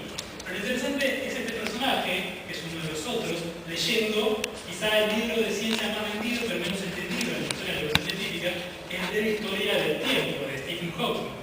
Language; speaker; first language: Spanish; native; Spanish